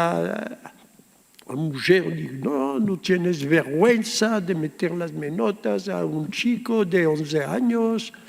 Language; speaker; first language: Spanish; early bilingual, heritage; Ladino